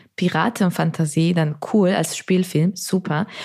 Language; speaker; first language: German; non-native, fluent; Spanish